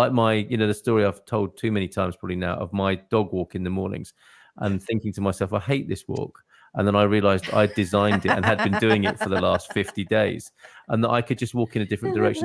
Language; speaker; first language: English; native; English